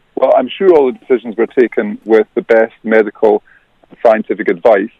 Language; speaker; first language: English; native; English